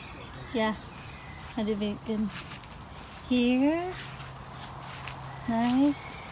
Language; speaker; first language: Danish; non-native, learner; Filipino